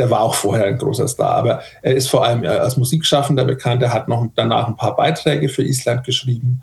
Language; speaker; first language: German; native; German